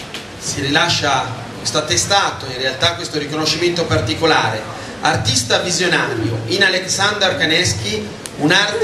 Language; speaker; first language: Italian; native; Italian